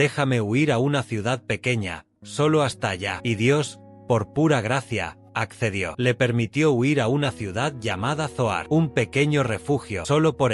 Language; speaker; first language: Spanish; native; Spanish